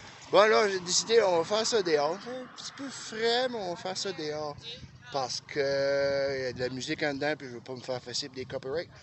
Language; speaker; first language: French; native; French